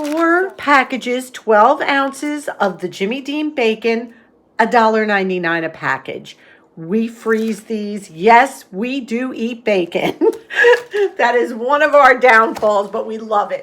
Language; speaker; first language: English; native; English